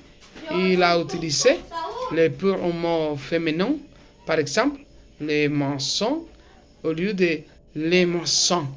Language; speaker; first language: French; non-native, learner; Spanish